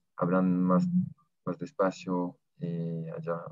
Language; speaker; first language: Spanish; non-native, fluent; French